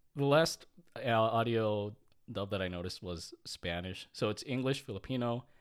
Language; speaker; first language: English; early bilingual, other home language; Filipino